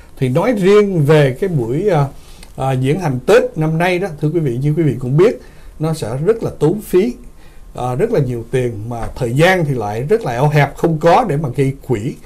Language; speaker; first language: Vietnamese; early bilingual, other home language; English